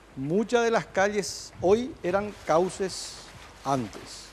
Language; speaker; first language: Spanish; native; Spanish